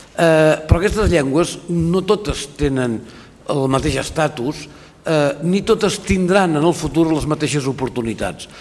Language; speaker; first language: Catalan; native; Catalan